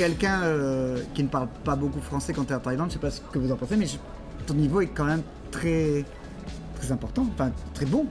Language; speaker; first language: French; native; French